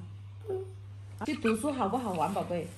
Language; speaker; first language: Chinese; native; Chinese